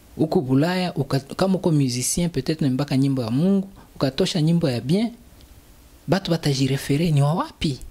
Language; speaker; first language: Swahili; native; Swahili